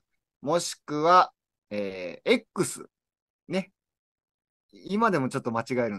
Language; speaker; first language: Japanese; native; Japanese